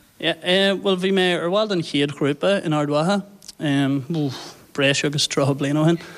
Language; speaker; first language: Irish; non-native, local second language; English